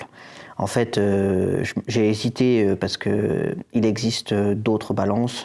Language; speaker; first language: French; native; French